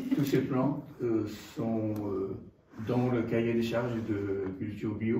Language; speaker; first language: French; non-native, fluent; Japanese